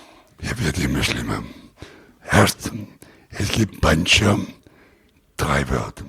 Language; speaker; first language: German; non-native, learner; Italian